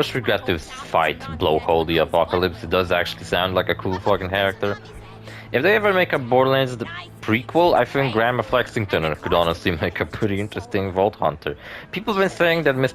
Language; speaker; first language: English; non-native, fluent; Polish